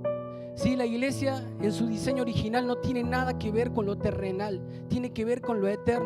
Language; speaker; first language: Spanish; native; Spanish